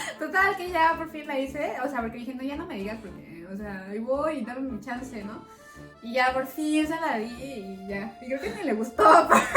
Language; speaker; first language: Spanish; native; Spanish